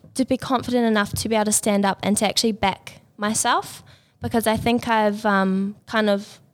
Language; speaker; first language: English; native; English